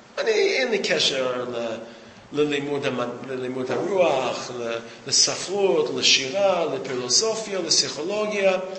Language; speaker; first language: Hebrew; non-native, fluent; English